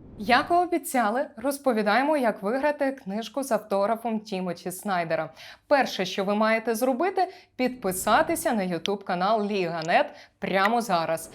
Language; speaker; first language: Ukrainian; native; Ukrainian